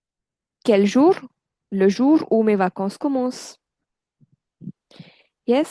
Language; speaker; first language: French; non-native, fluent; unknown